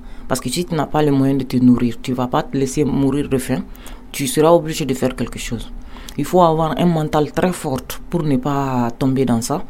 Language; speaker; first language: French; non-native, local second language; Bambara